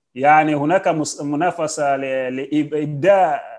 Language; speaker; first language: Arabic; non-native, fluent; Yoruba